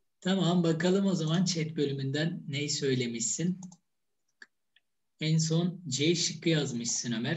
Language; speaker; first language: Turkish; native; Turkish